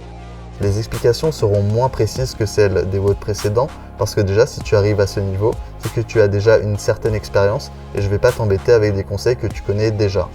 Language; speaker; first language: French; native; French